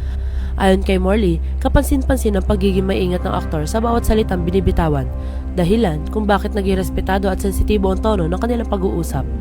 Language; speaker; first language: Filipino; native; Filipino